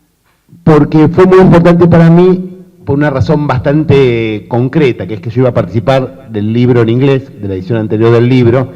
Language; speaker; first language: Spanish; native; Spanish